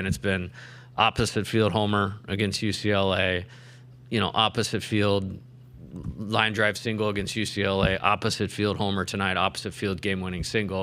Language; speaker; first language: English; native; English